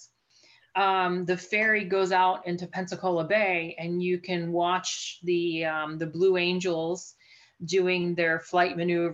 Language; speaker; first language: English; native; English